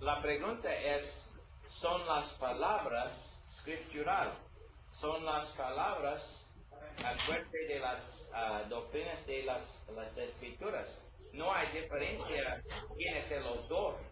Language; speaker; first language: Spanish; non-native, learner; English